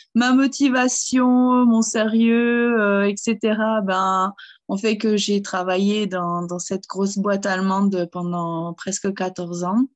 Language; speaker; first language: French; early bilingual, other home language; German